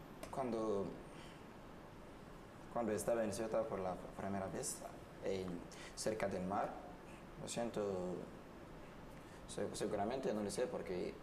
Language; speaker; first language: Spanish; non-native, learner; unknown